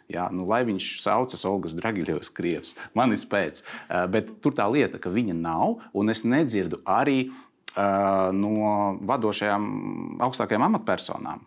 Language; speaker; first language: Latvian; non-native, local second language; Russian